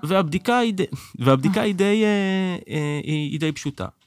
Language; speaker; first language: Hebrew; native; Hebrew